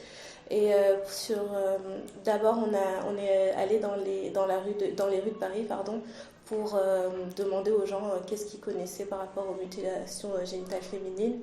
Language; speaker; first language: French; early bilingual, other home language; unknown